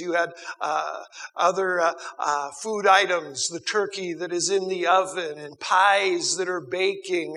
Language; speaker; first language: English; native; English